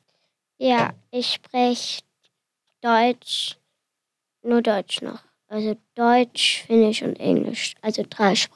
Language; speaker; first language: German; non-native, learner; Finnish